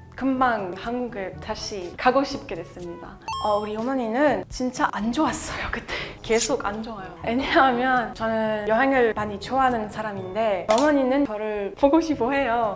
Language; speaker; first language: Korean; non-native, fluent; French